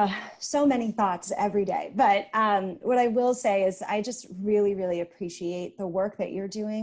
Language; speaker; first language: English; native; English